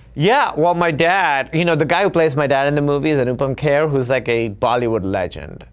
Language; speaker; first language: English; non-native, local second language; Urdu